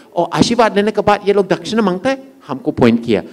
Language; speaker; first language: Hindi; non-native, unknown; English